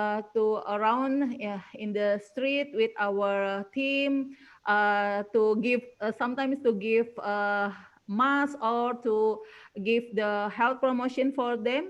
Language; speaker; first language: English; non-native, learner; Indonesian